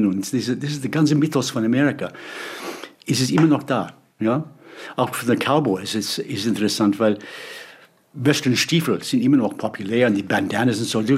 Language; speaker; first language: German; non-native, fluent; English